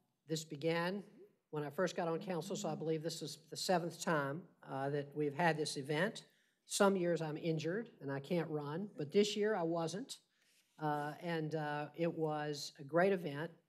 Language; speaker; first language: English; native; English